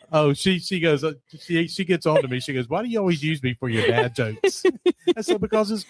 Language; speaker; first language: English; native; English